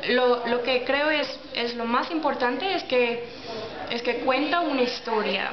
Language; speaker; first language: Spanish; non-native, learner; English